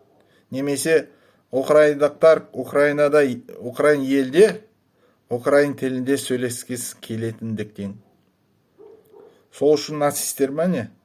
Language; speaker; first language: Kazakh; non-native, local second language; Russian